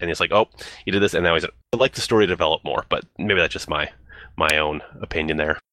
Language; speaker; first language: English; native; English